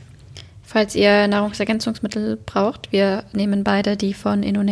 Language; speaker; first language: German; native; German